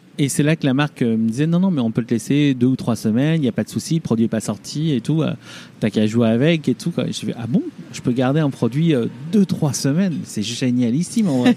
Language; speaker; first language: French; early bilingual, other home language; Vietnamese